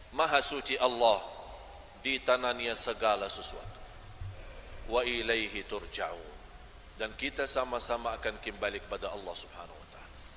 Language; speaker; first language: Malay; non-native, fluent; Arabic